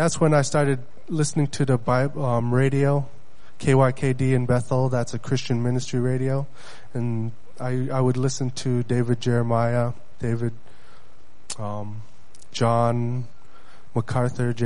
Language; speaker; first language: English; early bilingual, other home language; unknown